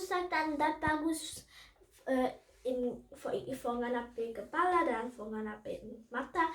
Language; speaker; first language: Indonesian; early bilingual, heritage; Indonesian